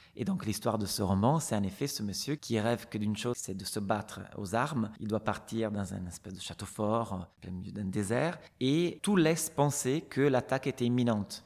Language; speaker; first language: French; non-native, fluent; Italian